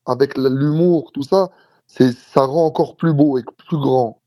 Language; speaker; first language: French; non-native, local second language; Arabic